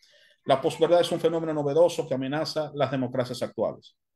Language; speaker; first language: Spanish; native; Spanish